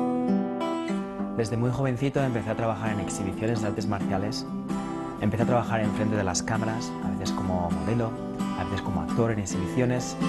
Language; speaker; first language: Spanish; native; Spanish